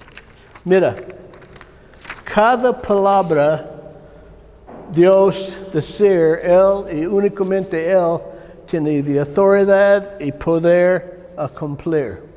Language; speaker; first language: Spanish; non-native, learner; English